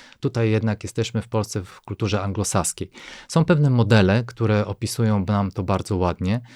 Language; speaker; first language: Polish; non-native, fluent; Bulgarian